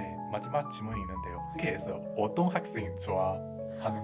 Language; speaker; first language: Korean; non-native, fluent; Chinese